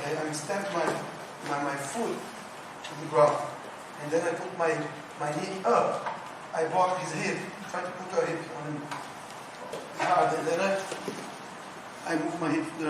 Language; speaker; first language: English; non-native, learner; Portuguese